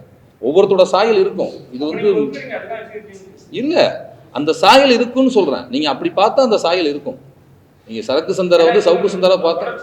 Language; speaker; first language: Tamil; native; Tamil